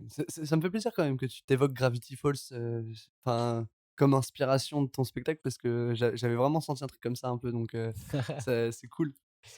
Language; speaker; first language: French; native; French